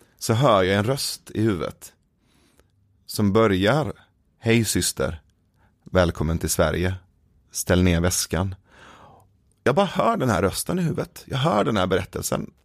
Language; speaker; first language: Swedish; early bilingual, other home language; Persian